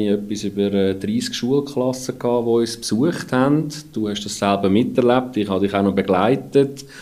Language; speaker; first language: German; native; German